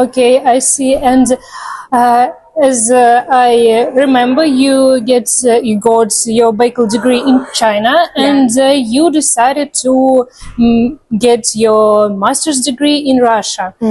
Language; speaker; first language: English; non-native, fluent; Russian